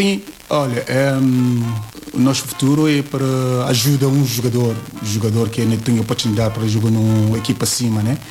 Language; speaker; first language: Portuguese; non-native, learner; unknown